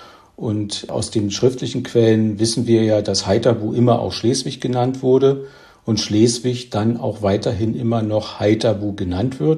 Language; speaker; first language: German; native; German